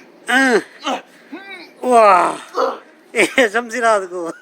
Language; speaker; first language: Korean; non-native, learner; Urdu